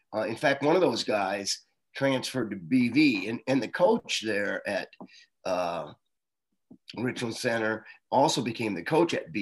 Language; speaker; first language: English; native; English